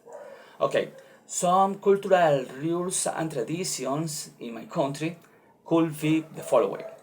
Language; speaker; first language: English; non-native, learner; Spanish